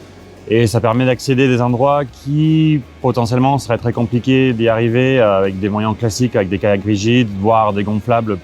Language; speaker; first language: French; non-native, fluent; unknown